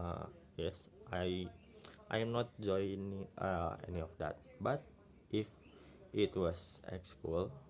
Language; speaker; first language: English; non-native, learner; Indonesian